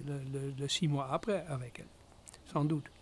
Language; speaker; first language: French; non-native, fluent; Dutch